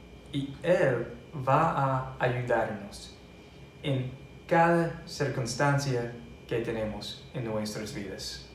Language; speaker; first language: Spanish; non-native, fluent; English